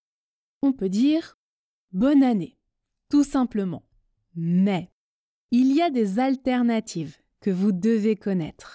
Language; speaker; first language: French; native; French